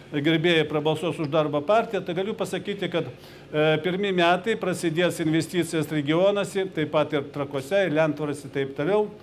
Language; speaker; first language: Lithuanian; non-native, fluent; Ukrainian